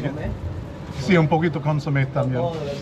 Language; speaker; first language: Spanish; non-native, learner; English